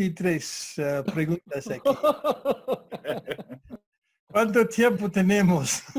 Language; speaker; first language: Spanish; non-native, fluent; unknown